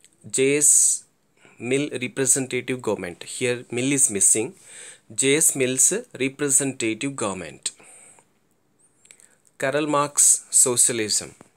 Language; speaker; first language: English; non-native, local second language; Telugu